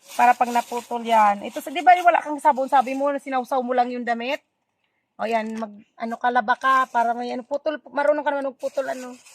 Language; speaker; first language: Filipino; non-native, local second language; Bikol